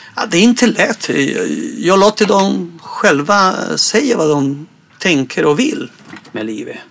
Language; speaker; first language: Swedish; non-native, fluent; Spanish